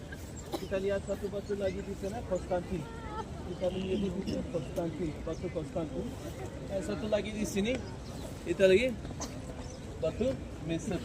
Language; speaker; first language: Indonesian; non-native, fluent; Turkish